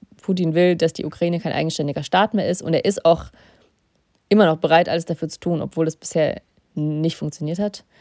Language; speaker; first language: German; early bilingual, other home language; Russian